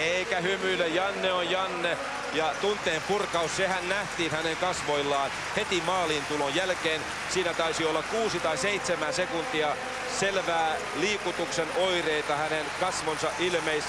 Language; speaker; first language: Finnish; native; Finnish